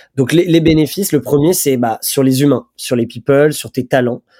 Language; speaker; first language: French; native; French